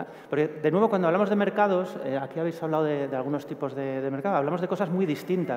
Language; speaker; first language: Spanish; native; Spanish